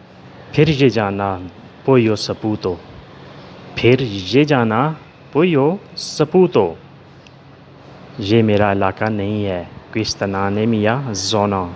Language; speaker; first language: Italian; non-native, learner; Urdu